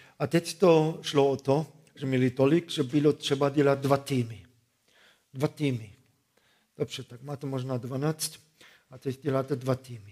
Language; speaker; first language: Czech; non-native, fluent; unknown